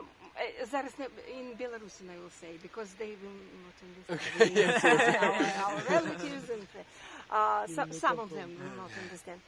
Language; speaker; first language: English; non-native, learner; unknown